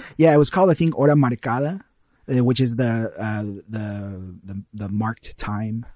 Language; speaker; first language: English; early bilingual, heritage; Spanish